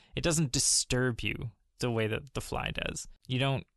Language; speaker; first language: English; native; English